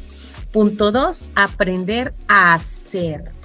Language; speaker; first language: Spanish; native; Spanish